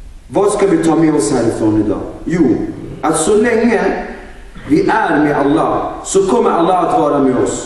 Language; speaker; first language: Swedish; non-native, fluent; Albanian